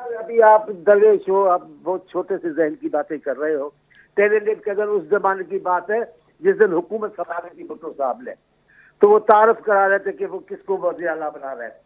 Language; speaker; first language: Urdu; non-native, local second language; Sindhi